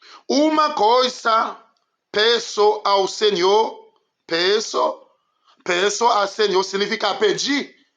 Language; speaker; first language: Portuguese; non-native, learner; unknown